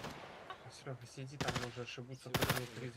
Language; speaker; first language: Russian; native; Russian